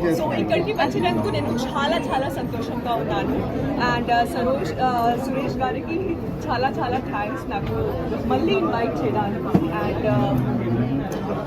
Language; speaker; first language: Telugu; non-native, learner; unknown